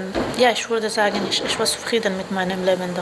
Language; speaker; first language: German; non-native, fluent; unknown